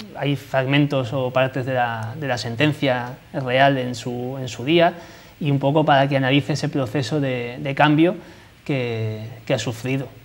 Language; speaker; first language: Spanish; native; Spanish